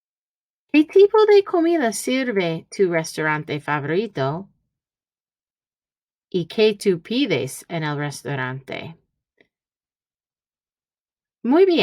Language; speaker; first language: Spanish; early bilingual, heritage; Spanish